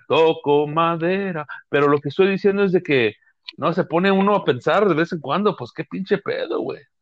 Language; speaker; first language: Spanish; early bilingual, heritage; Spanish